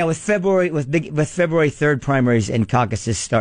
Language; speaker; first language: English; native; English